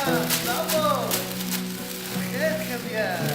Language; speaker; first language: French; non-native, learner; Arabic